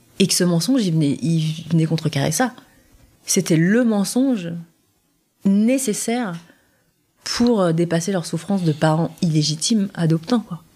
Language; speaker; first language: French; native; French